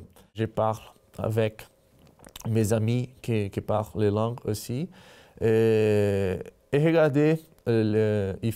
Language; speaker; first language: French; non-native, learner; Portuguese